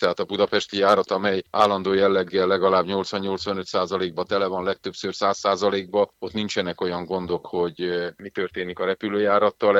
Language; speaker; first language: Hungarian; native; Hungarian